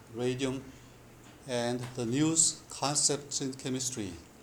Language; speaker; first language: English; non-native, fluent; Korean